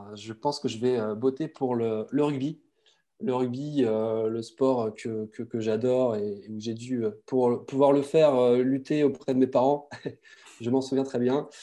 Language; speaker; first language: French; native; French